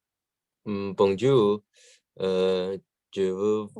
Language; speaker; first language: French; non-native, learner; Chinese